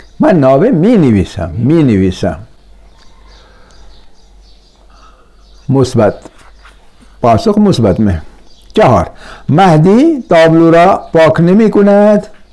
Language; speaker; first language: Persian; non-native, fluent; Urdu